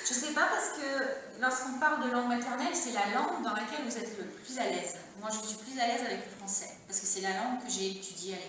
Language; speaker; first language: French; early bilingual, other home language; Italian